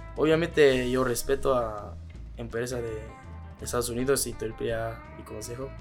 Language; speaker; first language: Spanish; non-native, learner; Japanese